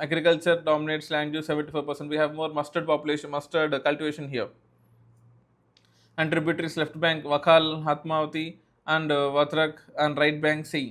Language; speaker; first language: English; non-native, local second language; Telugu